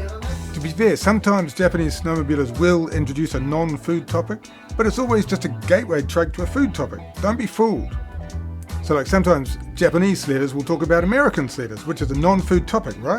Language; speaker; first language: English; native; English